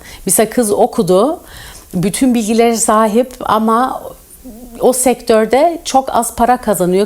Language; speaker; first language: Turkish; early bilingual, heritage; Turkish